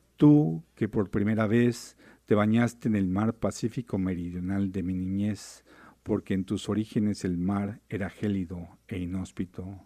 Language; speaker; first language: Spanish; native; Spanish